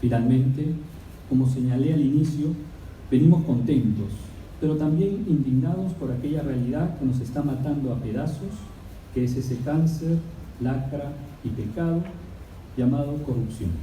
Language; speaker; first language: Spanish; native; Spanish